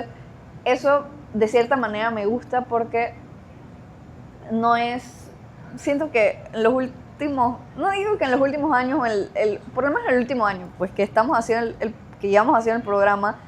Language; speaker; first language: Spanish; native; Spanish